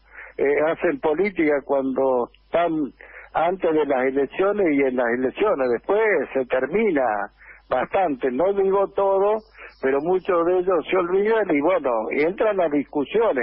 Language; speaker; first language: Spanish; native; Spanish